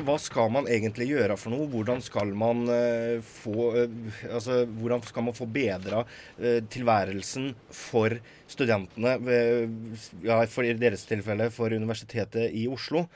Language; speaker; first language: Norwegian; native; Norwegian